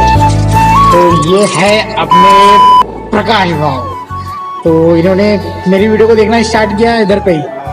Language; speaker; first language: Hindi; native; Hindi